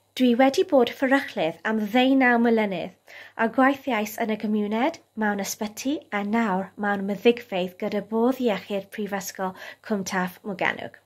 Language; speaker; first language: Welsh; non-native, fluent; English